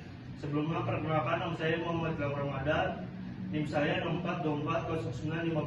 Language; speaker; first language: Indonesian; native; Indonesian